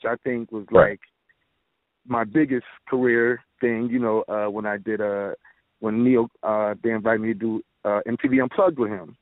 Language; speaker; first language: English; native; English